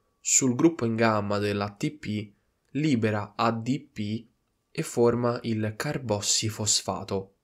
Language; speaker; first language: Italian; native; Italian